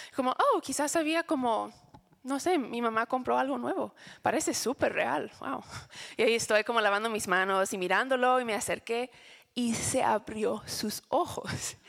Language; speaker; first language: Spanish; non-native, fluent; English